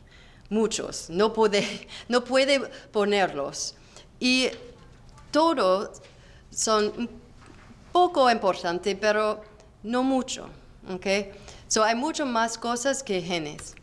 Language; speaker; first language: Spanish; non-native, learner; English